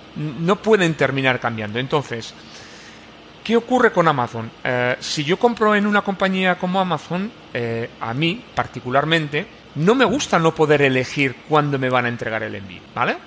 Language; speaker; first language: Spanish; native; Spanish